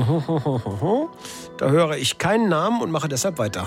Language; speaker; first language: German; native; German